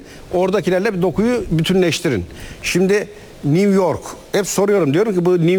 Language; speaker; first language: Turkish; native; Turkish